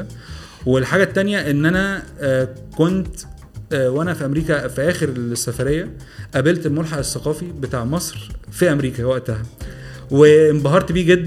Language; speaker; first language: Arabic; native; Arabic